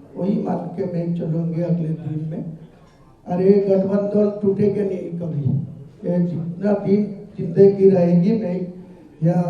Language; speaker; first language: Hindi; non-native, local second language; Bangla